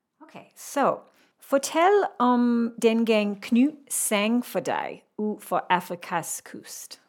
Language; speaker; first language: Danish; non-native, learner; English